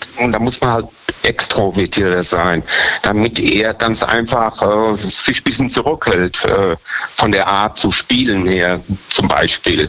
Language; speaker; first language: German; native; German